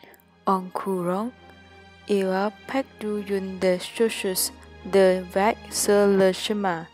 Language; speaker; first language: French; non-native, learner; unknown